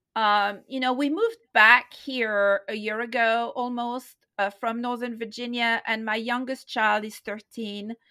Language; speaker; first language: English; non-native, fluent; French